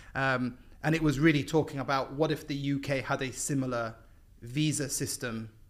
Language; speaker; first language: English; native; English